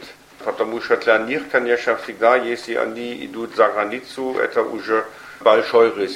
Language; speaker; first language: Russian; non-native, fluent; German